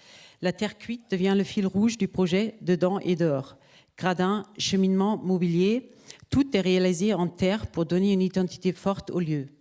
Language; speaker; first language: French; native; French